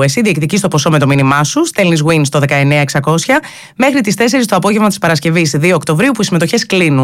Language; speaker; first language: Greek; native; Greek